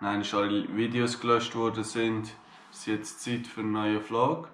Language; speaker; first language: German; native; German